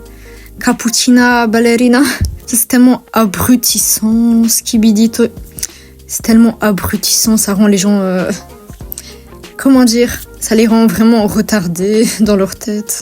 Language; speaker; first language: French; native; French